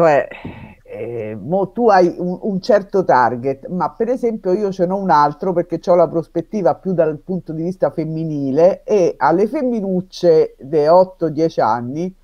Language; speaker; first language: Italian; native; Italian